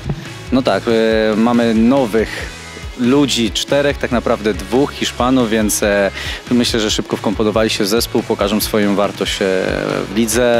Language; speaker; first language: Polish; native; Polish